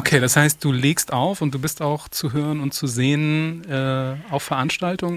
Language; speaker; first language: German; native; German